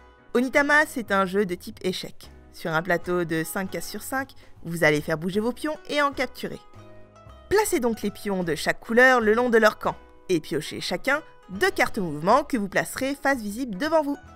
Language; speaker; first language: French; native; French